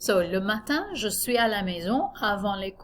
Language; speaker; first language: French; non-native, fluent; English